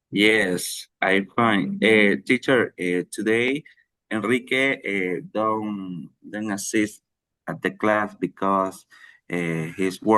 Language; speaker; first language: English; non-native, learner; Spanish